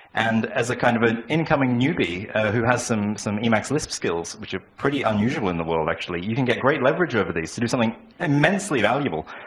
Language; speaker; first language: English; native; English